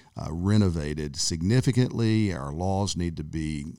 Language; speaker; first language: English; native; English